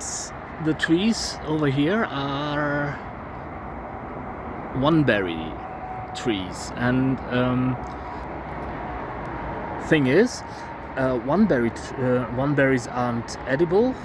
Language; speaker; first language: English; non-native, fluent; German